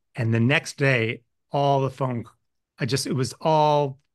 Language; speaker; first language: English; native; English